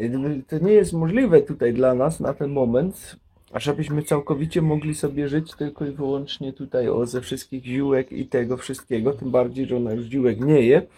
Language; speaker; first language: Polish; native; Polish